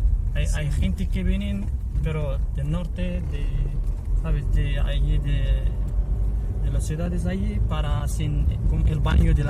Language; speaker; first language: Spanish; non-native, learner; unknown